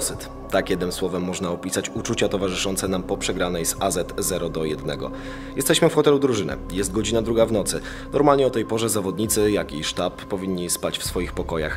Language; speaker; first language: Polish; native; Polish